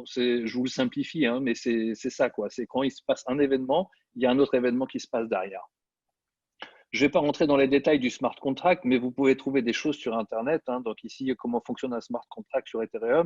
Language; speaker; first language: French; native; French